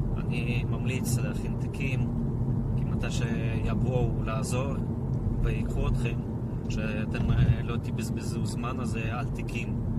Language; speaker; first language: Hebrew; non-native, fluent; Russian